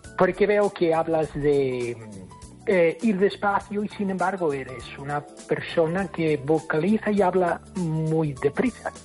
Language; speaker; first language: Spanish; non-native, fluent; English